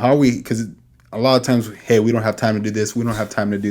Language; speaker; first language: English; native; English